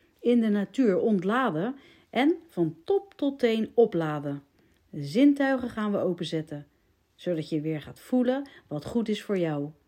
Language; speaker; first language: Dutch; native; Dutch